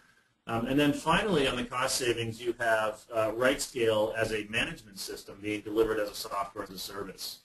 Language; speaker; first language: English; native; English